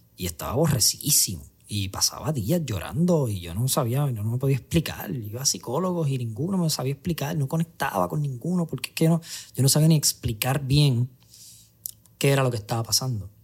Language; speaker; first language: Spanish; native; Spanish